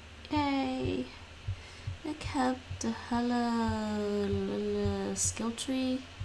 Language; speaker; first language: English; native; English